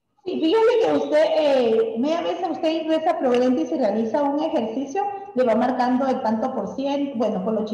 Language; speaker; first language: Spanish; native; Spanish